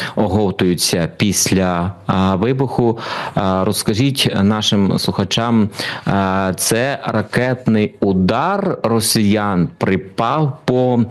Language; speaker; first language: Ukrainian; native; Ukrainian